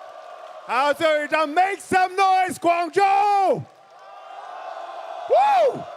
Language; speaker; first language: Chinese; native; Chinese